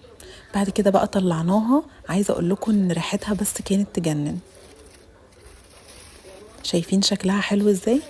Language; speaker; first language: Arabic; native; Arabic